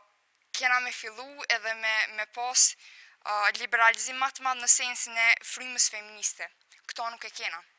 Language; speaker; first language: Albanian; native; Albanian